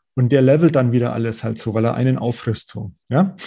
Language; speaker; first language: German; native; German